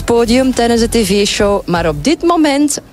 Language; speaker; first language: Dutch; native; Dutch